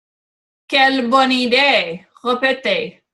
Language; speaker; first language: French; non-native, learner; English